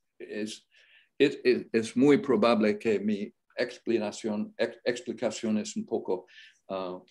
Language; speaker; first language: Spanish; non-native, learner; English